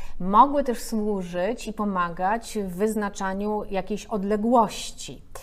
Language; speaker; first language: Polish; native; Polish